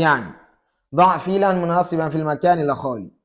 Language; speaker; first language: Arabic; non-native, fluent; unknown